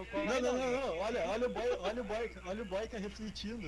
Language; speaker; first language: Portuguese; native; Portuguese